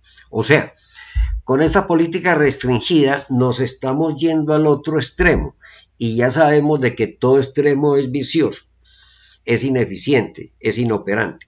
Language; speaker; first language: Spanish; native; Spanish